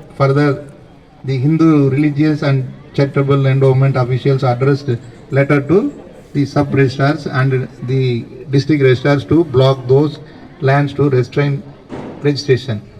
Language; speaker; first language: English; non-native, local second language; Tamil